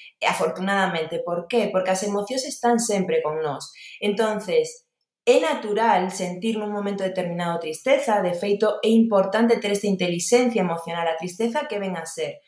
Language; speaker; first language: Galician; non-native, local second language; Spanish